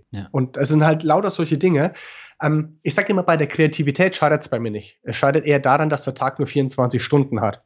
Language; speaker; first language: German; native; German